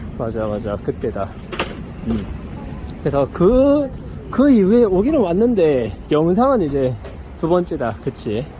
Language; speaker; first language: Korean; native; Korean